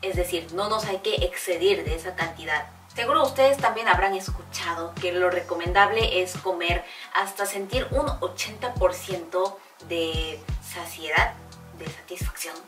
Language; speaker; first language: Spanish; non-native, fluent; Korean